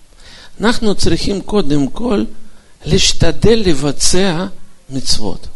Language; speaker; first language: Hebrew; non-native, fluent; Russian